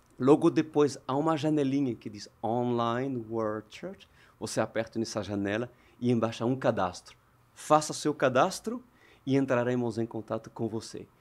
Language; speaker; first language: Portuguese; non-native, fluent; French